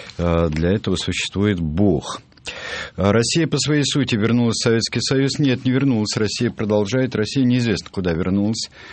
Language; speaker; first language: Russian; native; Russian